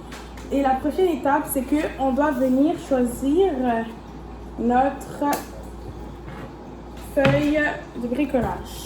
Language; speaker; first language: French; native; French